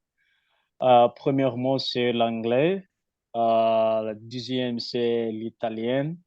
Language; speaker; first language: French; non-native, learner; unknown